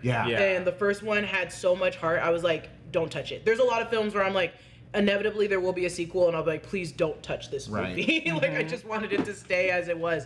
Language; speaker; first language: English; native; English